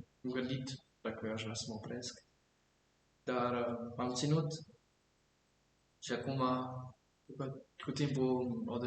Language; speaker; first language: Romanian; early bilingual, heritage; German